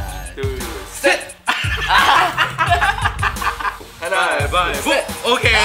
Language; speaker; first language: Korean; native; Korean